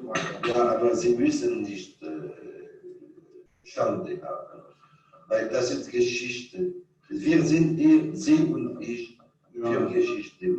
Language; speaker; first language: German; non-native, fluent; French